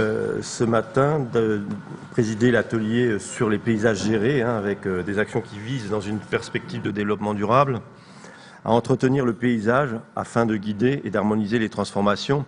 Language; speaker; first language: French; native; French